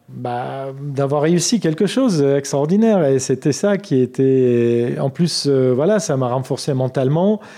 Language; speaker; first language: French; non-native, fluent; Armenian